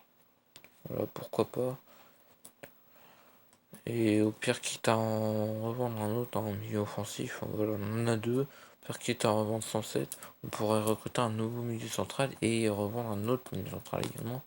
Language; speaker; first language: French; native; French